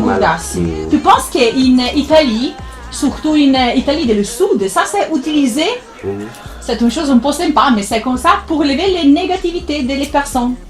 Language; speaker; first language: French; non-native, fluent; Italian